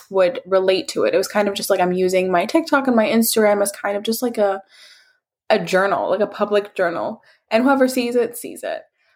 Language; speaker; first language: English; native; English